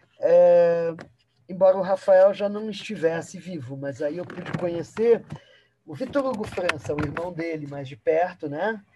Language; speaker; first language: Portuguese; early bilingual, other home language; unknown